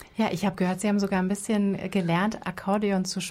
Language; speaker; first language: German; native; German